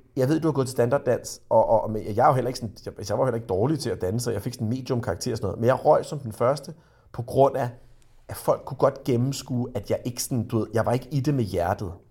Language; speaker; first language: Danish; native; Danish